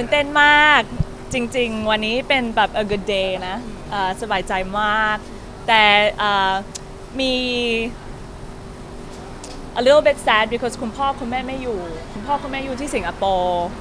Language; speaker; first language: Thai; non-native, learner; English